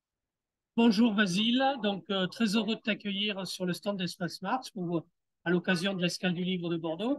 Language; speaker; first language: French; native; French